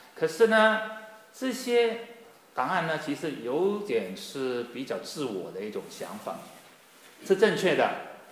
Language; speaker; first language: Chinese; native; Chinese